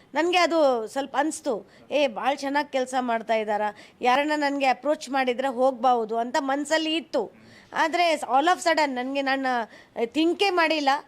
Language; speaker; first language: Kannada; non-native, local second language; Hindi